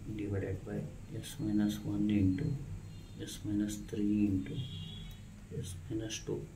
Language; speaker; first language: English; non-native, local second language; Kannada